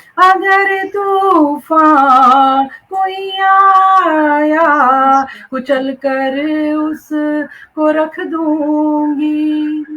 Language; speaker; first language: Hindi; native; Hindi